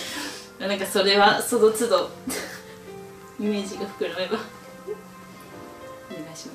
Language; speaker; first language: Japanese; native; Japanese